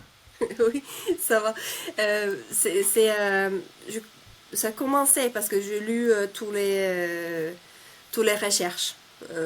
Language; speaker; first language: French; non-native, fluent; Finnish